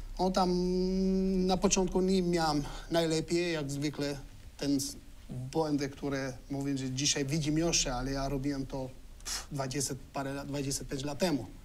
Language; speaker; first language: Polish; non-native, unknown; Albanian